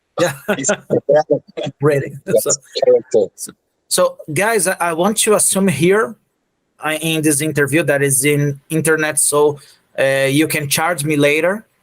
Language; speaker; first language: English; non-native, fluent; Portuguese